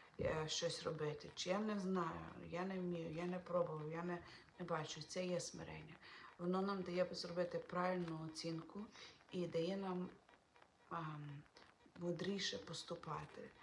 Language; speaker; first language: Ukrainian; non-native, local second language; Russian